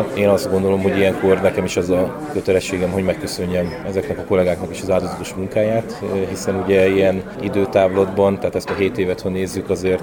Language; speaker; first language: Hungarian; native; Hungarian